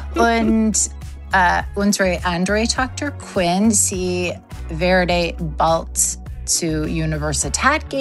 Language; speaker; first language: German; non-native, learner; English